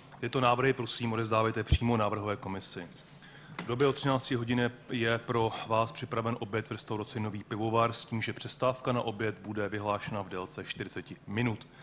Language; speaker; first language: Czech; native; Czech